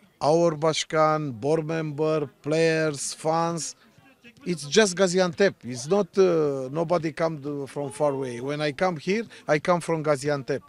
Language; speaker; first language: English; non-native, learner; Romanian